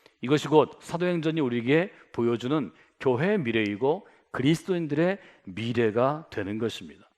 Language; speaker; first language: Korean; native; Korean